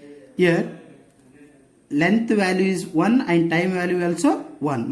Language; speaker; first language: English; non-native, local second language; Kannada